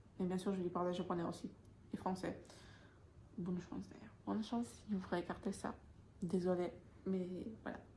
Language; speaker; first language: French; non-native, fluent; Polish